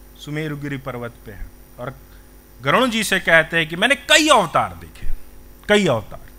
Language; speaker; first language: Hindi; native; Hindi